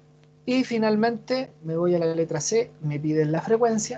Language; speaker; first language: Spanish; native; Spanish